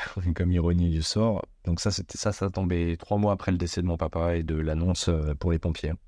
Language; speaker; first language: French; native; French